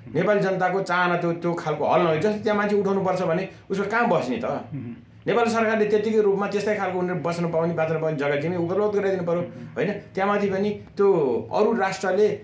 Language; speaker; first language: Nepali; native; Nepali